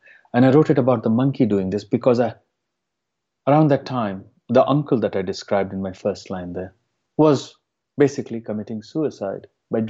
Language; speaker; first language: English; non-native, local second language; Hindi